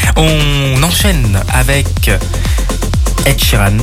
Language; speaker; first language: French; non-native, fluent; Portuguese